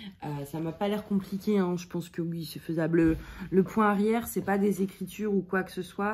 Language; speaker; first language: French; native; French